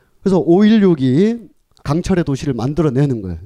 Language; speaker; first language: Korean; native; Korean